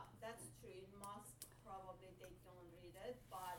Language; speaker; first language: English; non-native, fluent; Persian